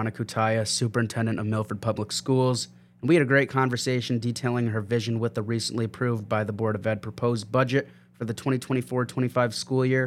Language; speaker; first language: English; native; English